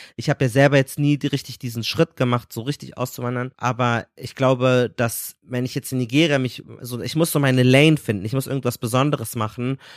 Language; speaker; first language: German; native; German